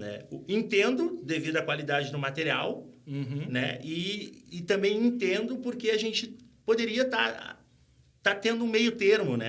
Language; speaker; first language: Portuguese; native; Portuguese